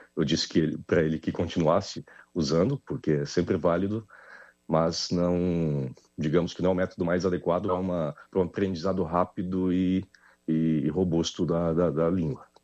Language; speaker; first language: Portuguese; native; Portuguese